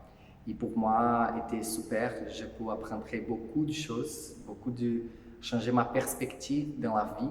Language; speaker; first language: French; non-native, fluent; Portuguese